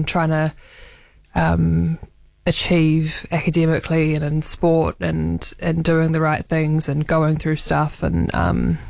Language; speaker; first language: English; native; English